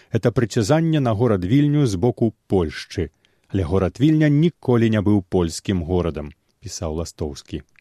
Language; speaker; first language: Belarusian; native; Belarusian